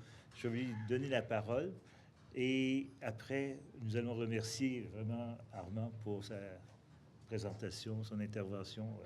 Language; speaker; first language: French; native; French